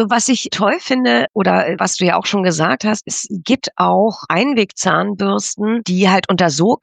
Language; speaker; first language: German; native; German